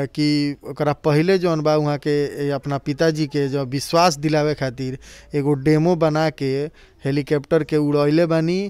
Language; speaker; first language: Hindi; native; Hindi